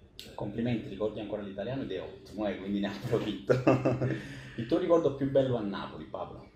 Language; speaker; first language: Italian; native; Italian